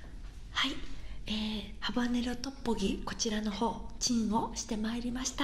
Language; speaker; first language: Japanese; native; Japanese